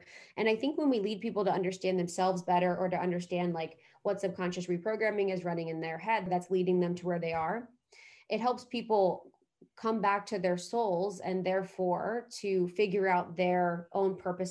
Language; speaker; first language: English; native; English